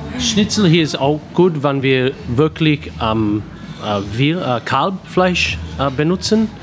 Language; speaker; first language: German; non-native, learner; English